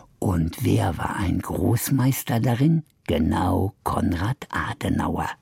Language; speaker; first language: German; native; German